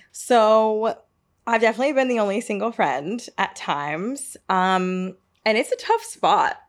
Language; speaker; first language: English; native; English